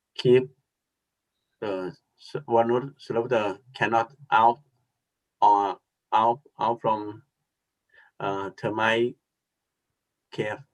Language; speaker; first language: English; non-native, learner; Thai